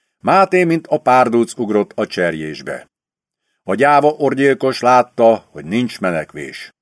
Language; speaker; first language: Hungarian; native; Hungarian